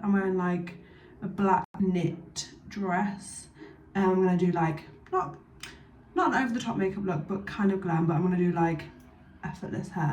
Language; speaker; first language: English; native; English